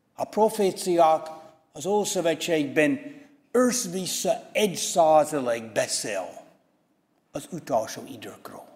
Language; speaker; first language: Hungarian; non-native, fluent; English